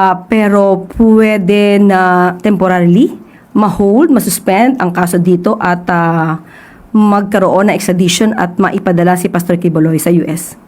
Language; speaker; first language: Filipino; native; Filipino